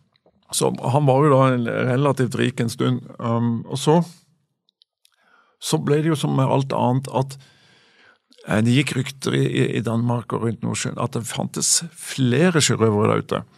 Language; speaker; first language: Norwegian; native; Norwegian